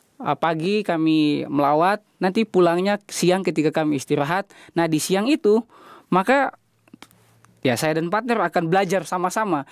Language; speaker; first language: Indonesian; native; Indonesian